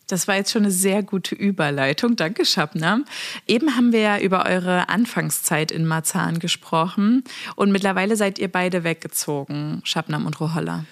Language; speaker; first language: German; native; German